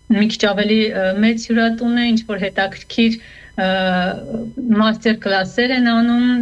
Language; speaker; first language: Armenian; native; Armenian